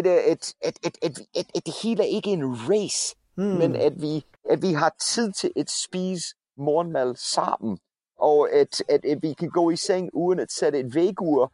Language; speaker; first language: Danish; non-native, fluent; English